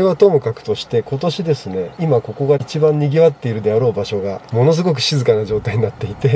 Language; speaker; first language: Japanese; native; Japanese